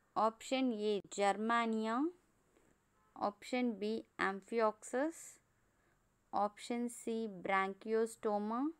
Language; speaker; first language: English; non-native, local second language; Tamil